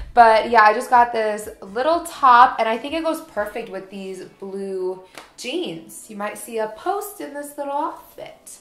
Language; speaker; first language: English; native; English